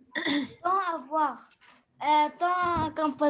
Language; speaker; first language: French; non-native, learner; Arabic